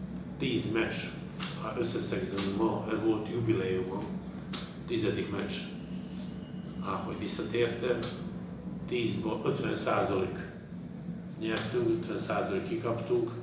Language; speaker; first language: Hungarian; non-native, fluent; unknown